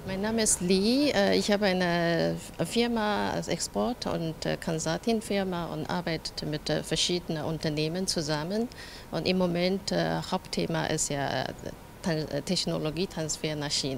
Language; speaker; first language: German; non-native, fluent; Chinese